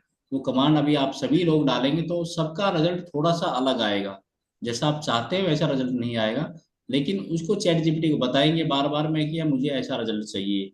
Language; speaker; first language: Hindi; native; Hindi